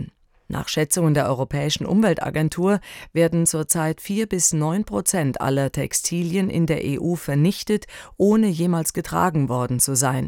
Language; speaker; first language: German; native; German